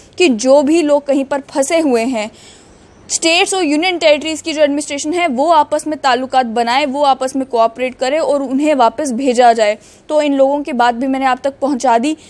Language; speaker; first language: Hindi; native; Hindi